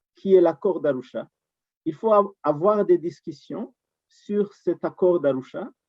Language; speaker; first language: French; non-native, local second language; Rundi